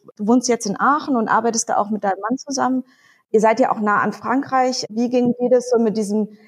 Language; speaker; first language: German; native; German